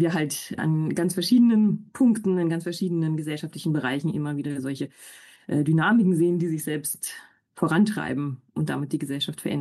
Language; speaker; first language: German; native; German